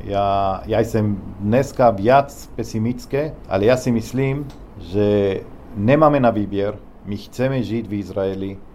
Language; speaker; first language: Czech; non-native, learner; Hebrew